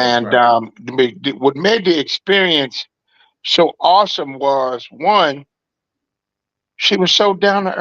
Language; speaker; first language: English; native; English